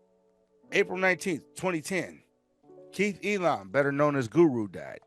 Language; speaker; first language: English; native; English